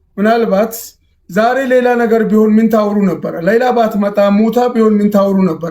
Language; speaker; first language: Amharic; non-native, local second language; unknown